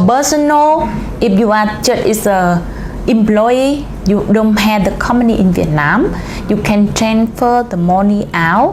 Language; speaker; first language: English; non-native, learner; Vietnamese